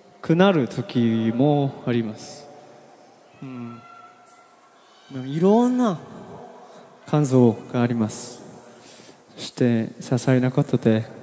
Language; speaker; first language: Japanese; non-native, learner; Korean